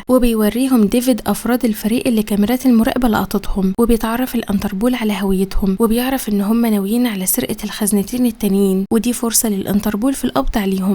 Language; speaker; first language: Arabic; native; Arabic